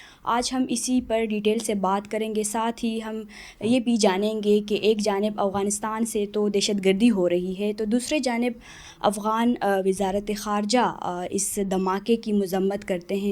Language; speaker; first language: Urdu; non-native, local second language; Pashto